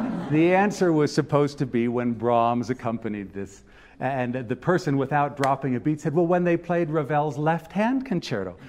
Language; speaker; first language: English; native; English